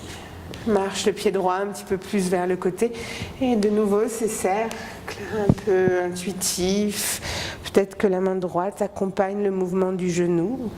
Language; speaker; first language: French; native; French